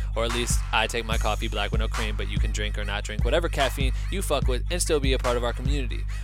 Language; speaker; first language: English; native; English